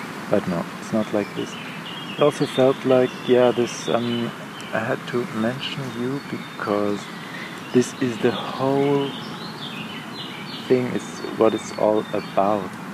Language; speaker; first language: English; non-native, fluent; German